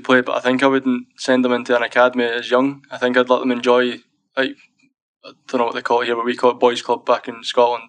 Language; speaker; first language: English; native; English